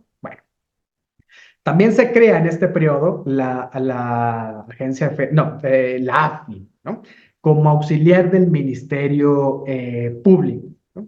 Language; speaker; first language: Spanish; native; Spanish